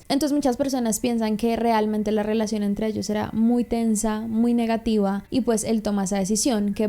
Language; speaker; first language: Spanish; native; Spanish